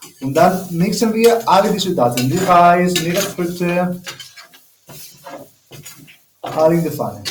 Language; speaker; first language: German; non-native, learner; Spanish